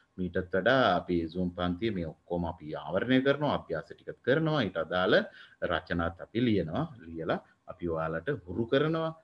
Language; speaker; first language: Sinhala; non-native, local second language; Tamil